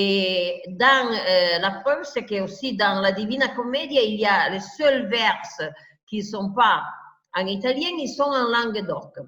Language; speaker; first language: French; non-native, fluent; Italian